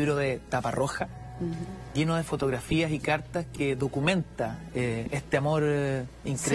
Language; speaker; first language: Spanish; native; Spanish